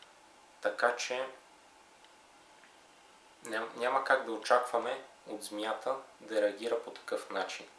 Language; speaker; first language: Bulgarian; native; Bulgarian